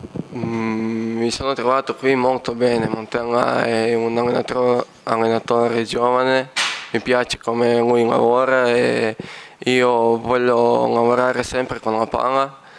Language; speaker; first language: Italian; non-native, learner; Serbian